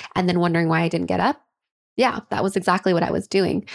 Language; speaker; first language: English; native; English